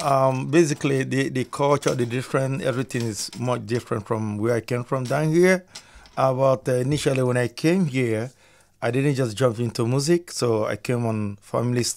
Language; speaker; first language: English; non-native, local second language; Igbo